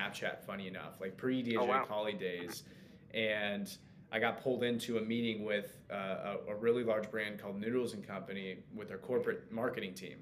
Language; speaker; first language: English; native; English